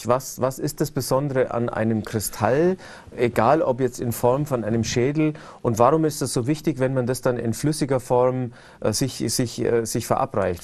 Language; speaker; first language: German; native; German